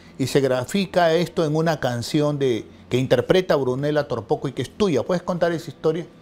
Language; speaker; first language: Spanish; native; Spanish